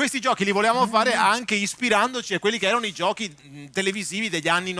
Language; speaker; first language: Italian; native; Italian